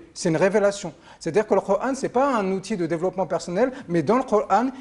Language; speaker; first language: French; native; French